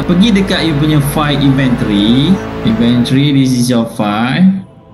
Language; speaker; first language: English; non-native, local second language; Malay